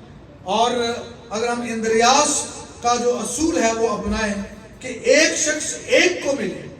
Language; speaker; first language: Urdu; native; Urdu